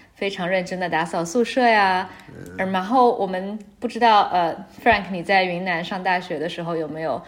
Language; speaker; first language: Chinese; native; Chinese